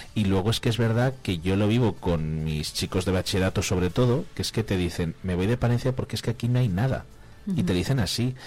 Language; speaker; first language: Spanish; native; Spanish